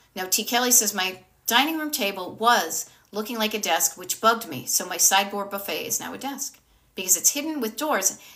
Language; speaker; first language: English; native; English